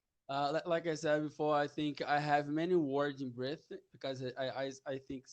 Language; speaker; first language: English; non-native, learner; Portuguese